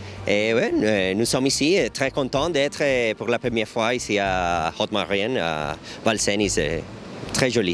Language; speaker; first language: French; non-native, learner; Spanish